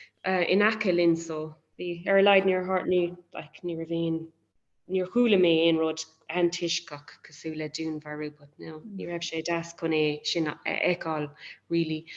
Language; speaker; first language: Irish; non-native, local second language; English